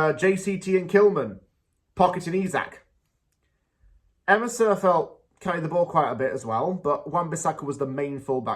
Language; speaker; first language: English; native; English